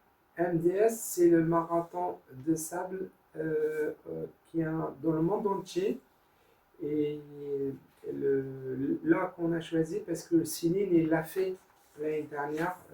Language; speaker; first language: French; non-native, learner; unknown